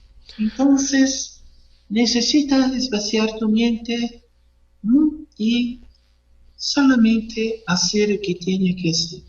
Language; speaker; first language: Spanish; non-native, learner; Portuguese